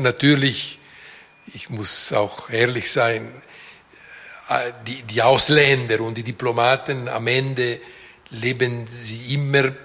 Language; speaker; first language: German; non-native, local second language; Italian